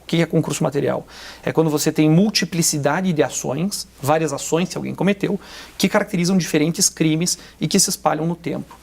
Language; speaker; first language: Portuguese; native; Portuguese